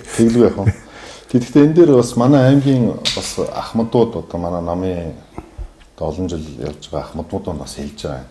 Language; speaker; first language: Mongolian; non-native, local second language; Kazakh